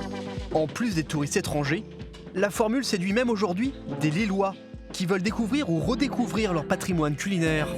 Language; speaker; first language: French; native; French